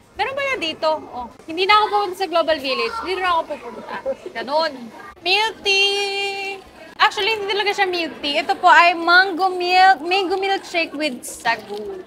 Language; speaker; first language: Filipino; native; Filipino